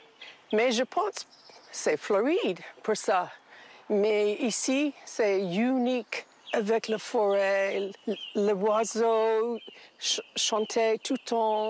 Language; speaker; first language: French; non-native, learner; English